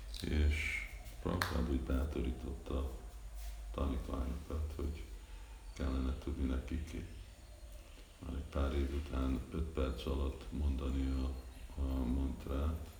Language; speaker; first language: Hungarian; early bilingual, heritage; Hungarian